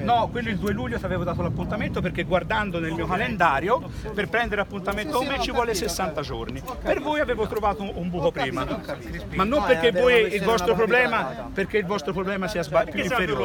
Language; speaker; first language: Italian; native; Italian